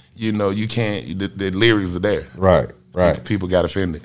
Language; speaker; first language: English; native; English